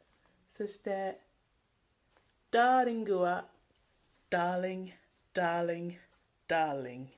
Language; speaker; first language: Japanese; non-native, learner; English